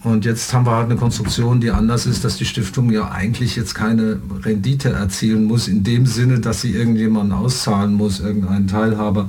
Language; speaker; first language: German; native; German